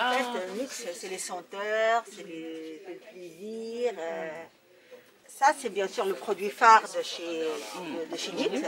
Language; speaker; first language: French; native; French